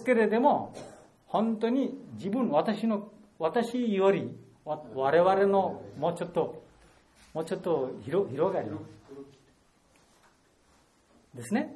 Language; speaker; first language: Japanese; non-native, learner; Bangla